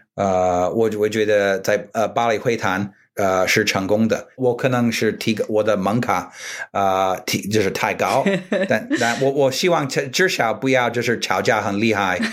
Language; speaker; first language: Chinese; non-native, fluent; English